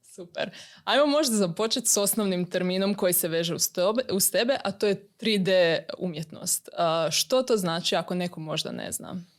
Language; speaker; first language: Croatian; native; Croatian